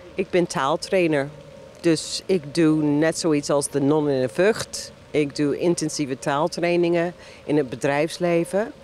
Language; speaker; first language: Dutch; non-native, fluent; English